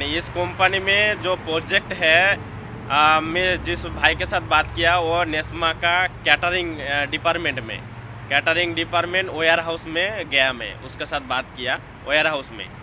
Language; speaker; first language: Hindi; non-native, local second language; Bangla